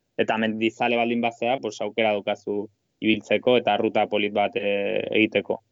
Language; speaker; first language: Basque; non-native, local second language; Spanish